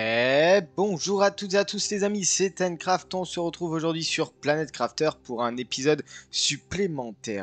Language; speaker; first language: French; native; French